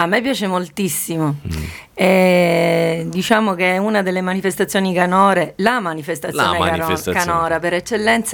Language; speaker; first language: Italian; native; Italian